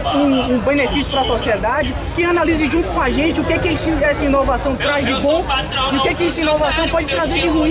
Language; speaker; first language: Portuguese; native; Portuguese